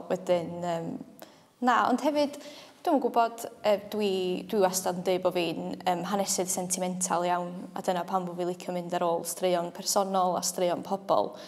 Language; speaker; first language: Welsh; native; Welsh